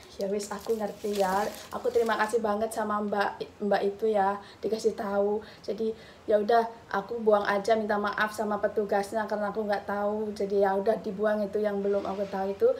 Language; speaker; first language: Indonesian; native; Indonesian